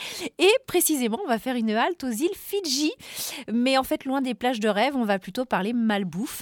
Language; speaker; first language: French; native; French